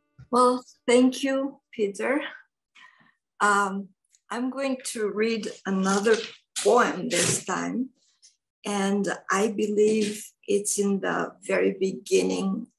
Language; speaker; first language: English; non-native, fluent; Greek